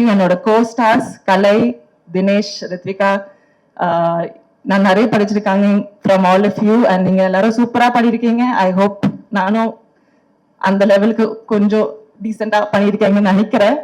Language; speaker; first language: Tamil; non-native, local second language; Malayalam